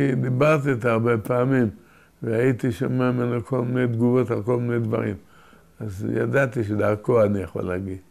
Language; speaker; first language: Hebrew; early bilingual, other home language; Yiddish